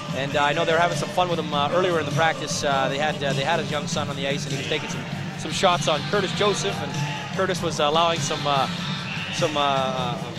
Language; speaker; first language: English; native; English